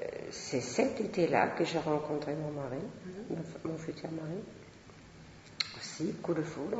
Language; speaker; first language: French; non-native, fluent; Swedish